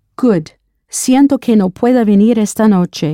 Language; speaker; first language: Spanish; non-native, fluent; English